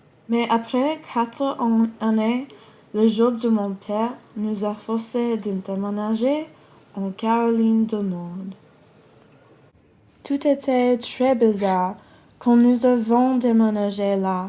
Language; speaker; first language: French; non-native, learner; English